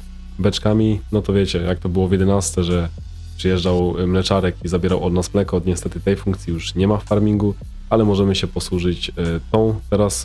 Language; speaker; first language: Polish; native; Polish